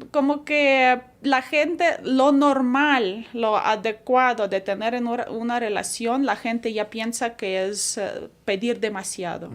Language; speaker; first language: Spanish; non-native, fluent; Ukrainian